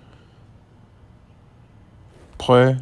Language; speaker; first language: French; non-native, learner; English